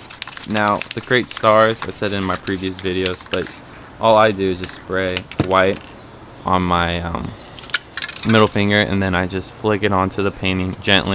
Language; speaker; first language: English; native; English